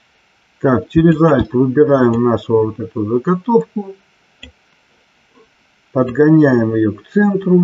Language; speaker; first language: Russian; native; Russian